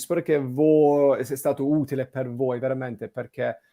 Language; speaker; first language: Italian; non-native, fluent; English